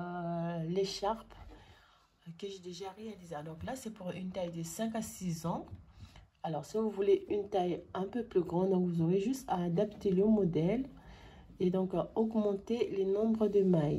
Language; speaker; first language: French; non-native, local second language; Arabic